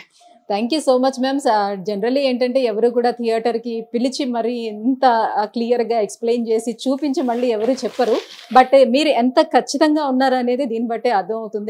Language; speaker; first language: Telugu; native; Telugu